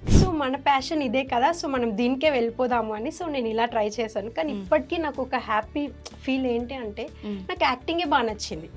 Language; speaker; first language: Telugu; non-native, local second language; Tamil